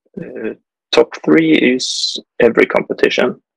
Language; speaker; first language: English; non-native, fluent; Swedish